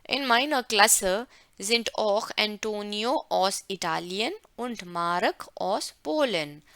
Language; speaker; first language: German; non-native, learner; Hindi